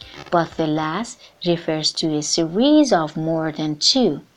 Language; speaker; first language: English; non-native, fluent; Persian